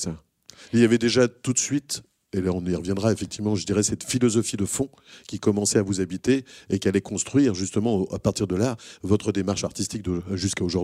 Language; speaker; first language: French; native; French